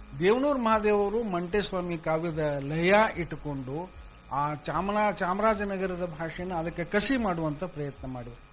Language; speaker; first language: Kannada; native; Kannada